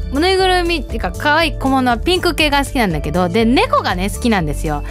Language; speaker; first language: Japanese; early bilingual, heritage; Japanese